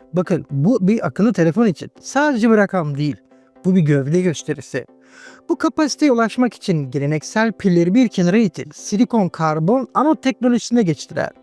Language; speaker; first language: Turkish; native; Turkish